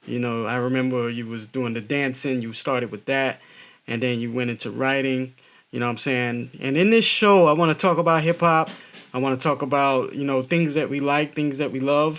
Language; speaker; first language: English; native; English